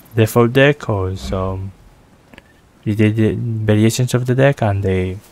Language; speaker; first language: English; non-native, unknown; Spanish